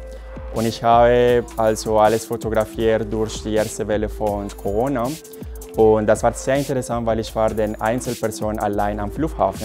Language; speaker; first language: German; non-native, local second language; Spanish